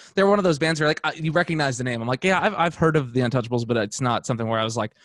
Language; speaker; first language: English; native; English